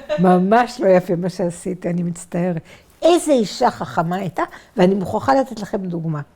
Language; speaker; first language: Hebrew; non-native, fluent; French